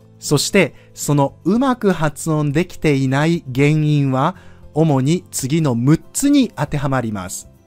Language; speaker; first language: Japanese; native; Japanese